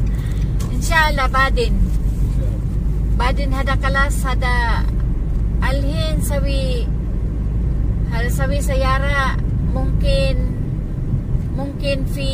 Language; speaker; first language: Arabic; non-native, learner; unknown